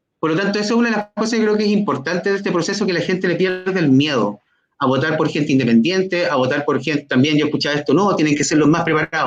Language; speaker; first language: Spanish; native; Spanish